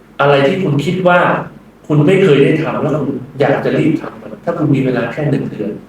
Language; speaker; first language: Thai; native; Thai